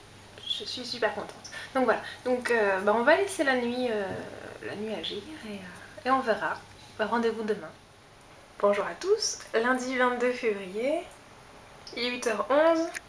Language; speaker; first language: French; native; French